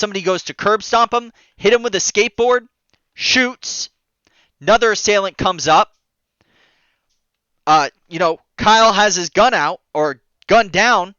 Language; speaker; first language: English; native; English